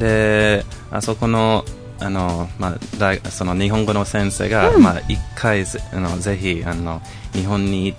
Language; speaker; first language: Japanese; non-native, fluent; English